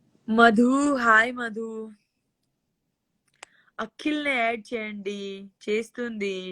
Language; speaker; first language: Telugu; non-native, local second language; Gujarati